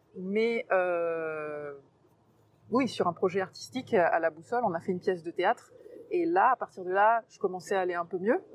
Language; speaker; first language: French; native; French